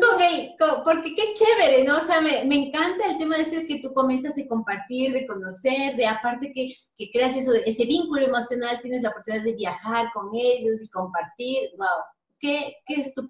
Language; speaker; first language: Spanish; native; Spanish